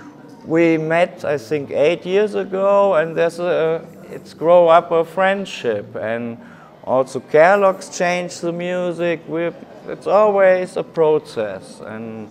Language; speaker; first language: English; non-native, fluent; German